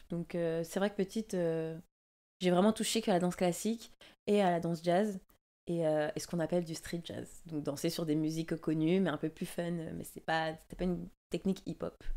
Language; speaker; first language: French; native; French